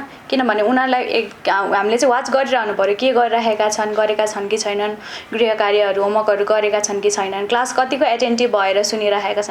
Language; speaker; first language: Nepali; native; Nepali